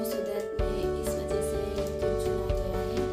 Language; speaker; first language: Hindi; non-native, local second language; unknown